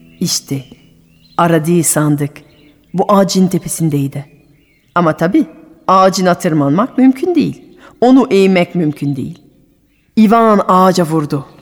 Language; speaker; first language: Turkish; non-native, fluent; French